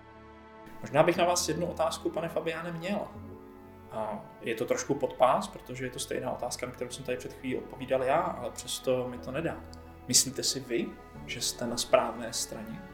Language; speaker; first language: Czech; native; Czech